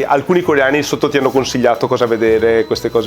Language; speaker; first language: Italian; native; Italian